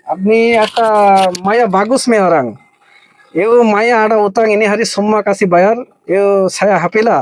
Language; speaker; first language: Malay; non-native, learner; Bangla